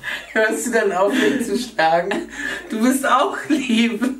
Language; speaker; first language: German; native; German